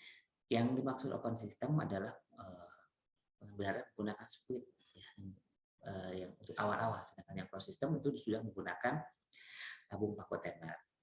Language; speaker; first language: Indonesian; native; Indonesian